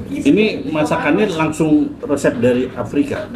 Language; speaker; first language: Indonesian; native; Indonesian